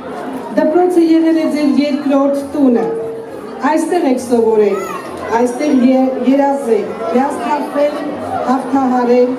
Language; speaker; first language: Armenian; native; Armenian